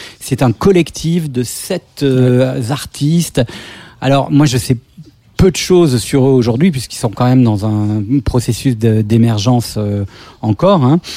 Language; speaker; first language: French; native; French